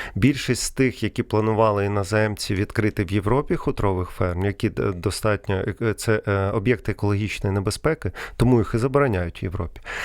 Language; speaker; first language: Ukrainian; non-native, local second language; Russian